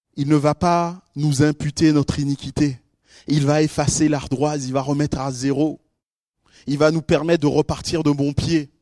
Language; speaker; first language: French; native; French